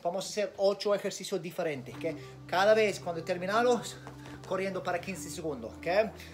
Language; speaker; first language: Spanish; non-native, learner; English